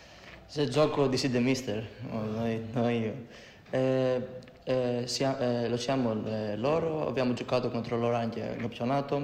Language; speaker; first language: Italian; non-native, learner; Greek